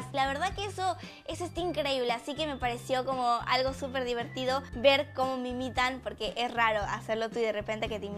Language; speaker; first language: Spanish; native; Spanish